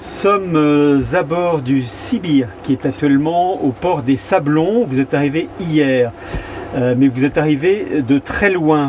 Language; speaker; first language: French; native; French